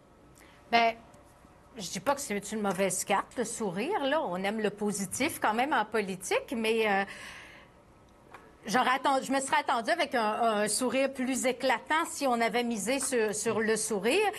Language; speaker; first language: French; native; French